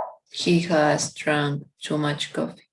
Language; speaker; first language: English; non-native, learner; Spanish